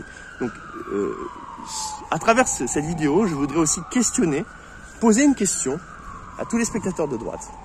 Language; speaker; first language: French; native; French